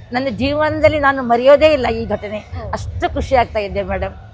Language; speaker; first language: Kannada; native; Kannada